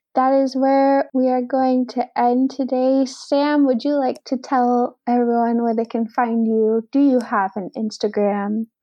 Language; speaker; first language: English; native; English